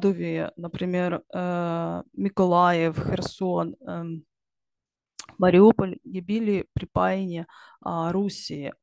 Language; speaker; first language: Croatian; non-native, learner; Ukrainian